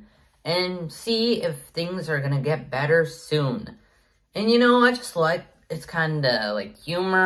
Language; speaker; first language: English; native; English